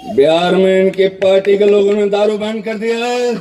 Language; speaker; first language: Hindi; native; Hindi